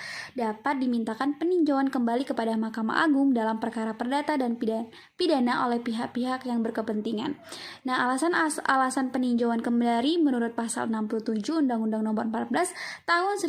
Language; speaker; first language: Indonesian; native; Indonesian